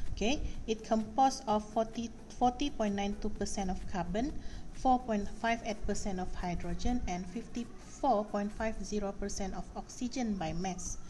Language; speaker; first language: English; non-native, local second language; Malay